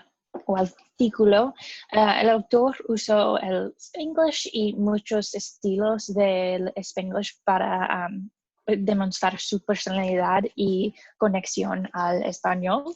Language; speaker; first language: Spanish; non-native, learner; English